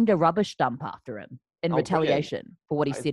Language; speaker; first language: English; native; English